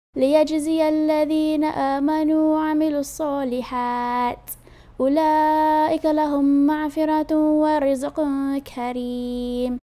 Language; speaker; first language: Arabic; non-native, learner; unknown